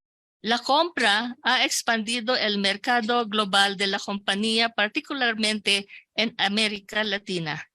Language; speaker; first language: Spanish; non-native, local second language; Filipino